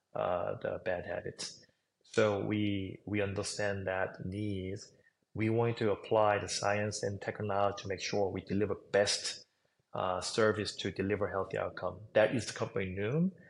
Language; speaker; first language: English; non-native, fluent; Korean